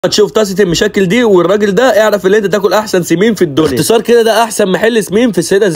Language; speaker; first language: Arabic; native; Arabic